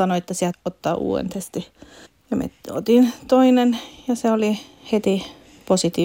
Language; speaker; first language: Finnish; non-native, local second language; Swedish